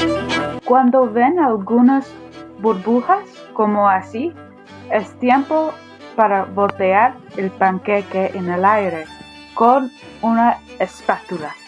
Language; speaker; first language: Spanish; non-native, learner; English